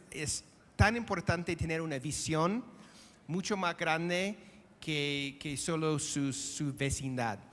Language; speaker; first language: Spanish; non-native, fluent; English